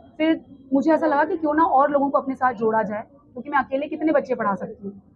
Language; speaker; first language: Hindi; native; Hindi